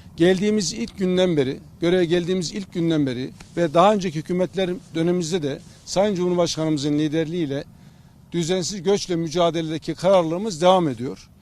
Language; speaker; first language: Turkish; native; Turkish